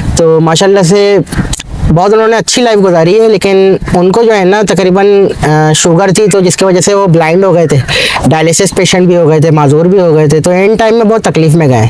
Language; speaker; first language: Urdu; native; Urdu